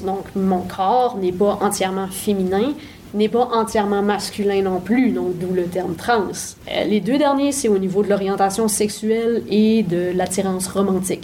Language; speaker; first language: French; native; French